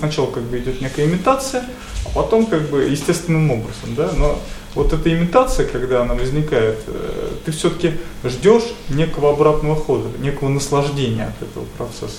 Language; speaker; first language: Russian; native; Russian